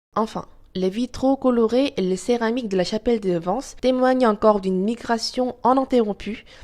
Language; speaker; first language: French; non-native, fluent; Korean